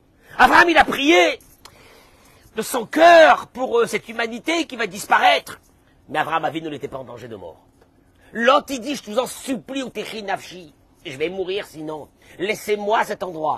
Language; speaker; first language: French; native; French